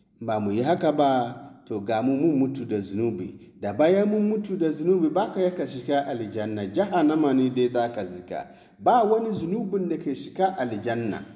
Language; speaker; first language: Hausa; non-native, local second language; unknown